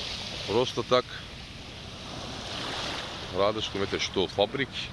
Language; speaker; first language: Russian; non-native, learner; Turkish